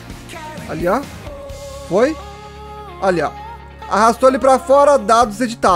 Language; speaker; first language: Portuguese; native; Portuguese